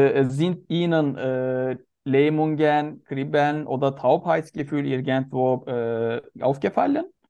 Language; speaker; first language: German; non-native, learner; Turkish